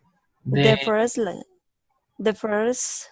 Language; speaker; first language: English; non-native, learner; Spanish